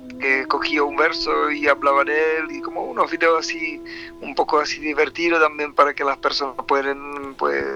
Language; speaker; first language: Spanish; non-native, fluent; Czech